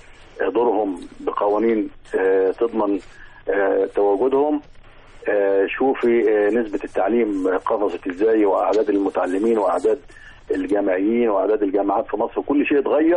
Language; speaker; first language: Arabic; native; Arabic